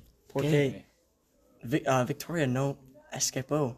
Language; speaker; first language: Spanish; non-native, learner; English